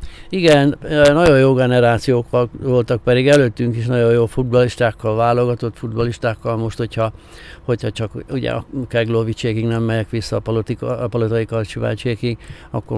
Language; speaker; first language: Hungarian; native; Hungarian